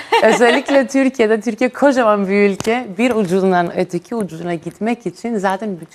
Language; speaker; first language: Turkish; non-native, fluent; Greek